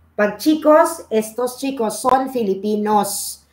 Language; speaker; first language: Spanish; non-native, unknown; Filipino